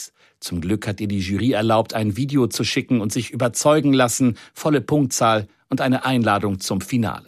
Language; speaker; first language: German; native; German